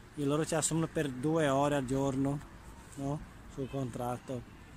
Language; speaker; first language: Italian; non-native, learner; Portuguese